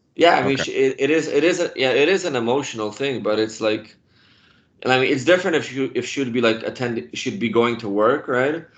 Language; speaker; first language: English; non-native, fluent; Polish